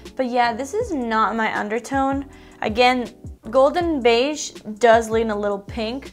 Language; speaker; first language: English; native; English